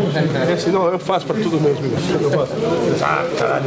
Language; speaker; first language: Portuguese; non-native, learner; English